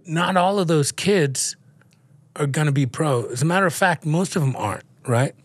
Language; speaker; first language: English; native; English